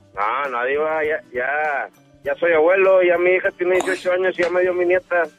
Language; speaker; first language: Spanish; native; Spanish